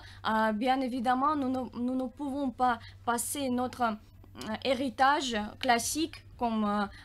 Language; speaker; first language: French; non-native, learner; Russian